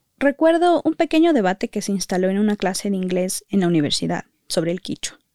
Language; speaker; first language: Spanish; native; Spanish